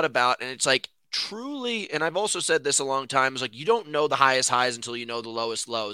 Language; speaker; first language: English; native; English